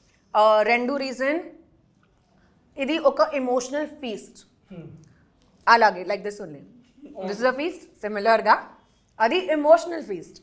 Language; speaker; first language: Telugu; non-native, local second language; Hindi